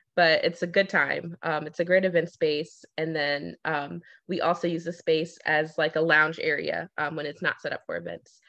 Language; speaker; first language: English; native; English